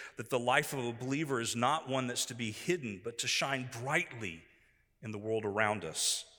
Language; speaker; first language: English; native; English